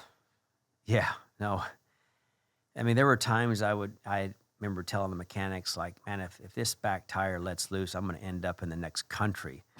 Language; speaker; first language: English; native; English